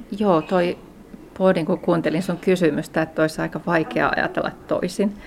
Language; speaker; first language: Finnish; native; Finnish